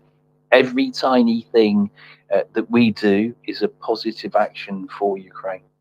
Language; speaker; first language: English; native; English